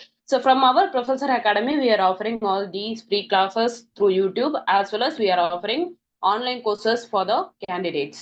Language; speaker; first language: English; non-native, local second language; Tamil